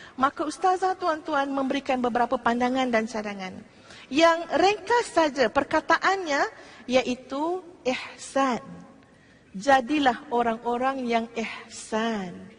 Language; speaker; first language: Malay; native; Malay